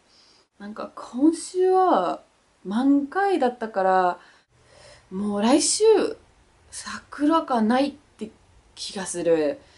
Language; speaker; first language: Japanese; non-native, learner; Danish